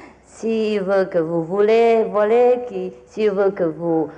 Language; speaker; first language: French; non-native, fluent; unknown